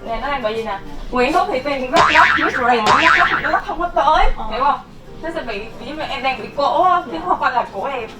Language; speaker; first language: Vietnamese; native; Vietnamese